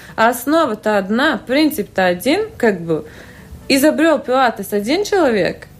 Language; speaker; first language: Russian; non-native, local second language; Latvian